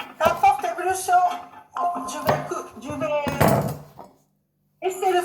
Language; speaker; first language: French; non-native, learner; Japanese